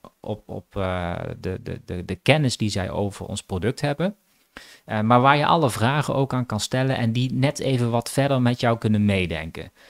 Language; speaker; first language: Dutch; native; Dutch